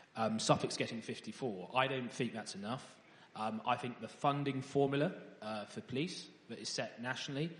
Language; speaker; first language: English; native; English